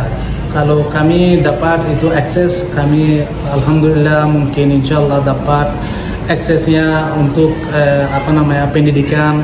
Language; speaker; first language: Indonesian; non-native, learner; Rohingya